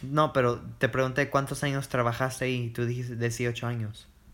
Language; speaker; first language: Spanish; early bilingual, heritage; Spanish